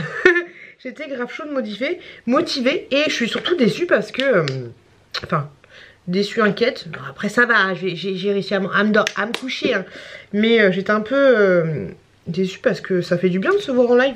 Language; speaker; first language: French; native; French